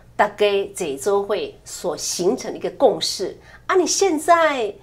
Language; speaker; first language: Chinese; non-native, local second language; Min Nan Chinese